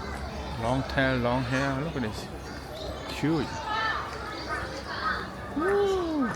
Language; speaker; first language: English; non-native, learner; Vietnamese